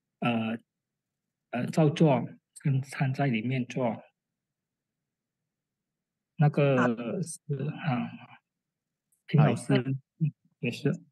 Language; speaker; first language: Chinese; early bilingual, heritage; Chinese